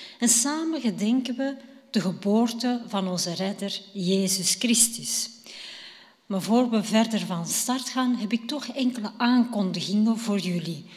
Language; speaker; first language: Dutch; native; Dutch